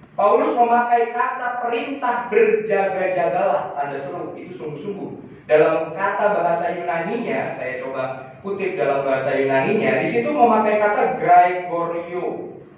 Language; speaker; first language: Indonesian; native; Indonesian